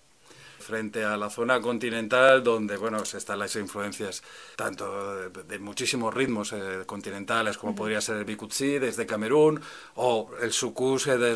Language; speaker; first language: Spanish; native; Spanish